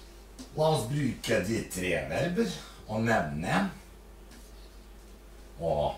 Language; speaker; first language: Norwegian; non-native, fluent; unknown